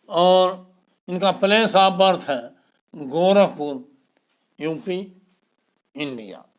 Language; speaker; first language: Hindi; native; Hindi